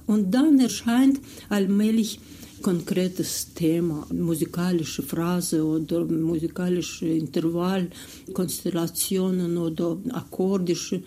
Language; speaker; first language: German; non-native, fluent; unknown